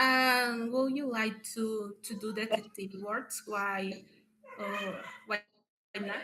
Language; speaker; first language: English; non-native, learner; Spanish